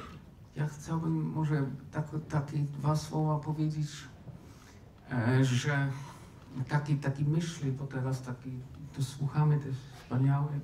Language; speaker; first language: Polish; non-native, fluent; German